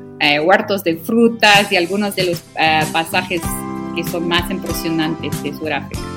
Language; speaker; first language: Spanish; non-native, learner; Afrikaans